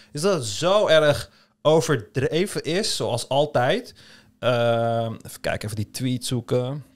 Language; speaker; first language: Dutch; early bilingual, other home language; Turkish